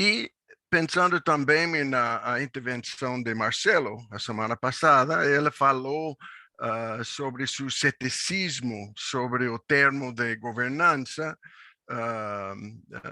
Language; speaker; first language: Portuguese; non-native, fluent; English